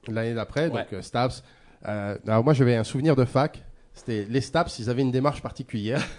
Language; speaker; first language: French; native; French